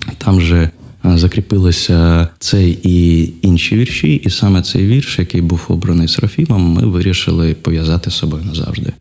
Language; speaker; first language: Ukrainian; non-native, local second language; Russian